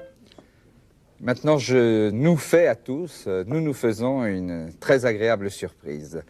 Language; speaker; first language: French; native; French